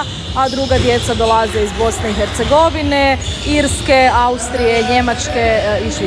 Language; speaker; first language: Serbian; native; Serbian